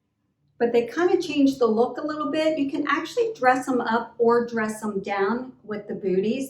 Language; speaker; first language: English; native; English